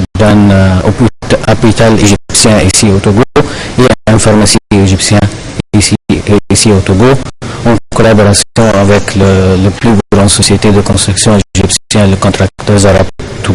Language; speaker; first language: French; non-native, fluent; Arabic